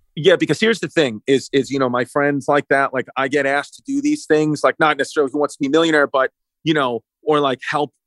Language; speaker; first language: English; native; English